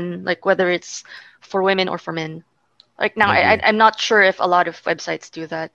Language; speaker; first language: English; non-native, local second language; Filipino